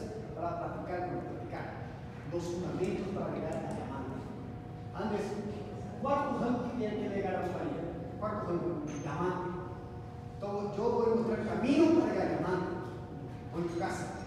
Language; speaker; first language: Spanish; non-native, learner; Portuguese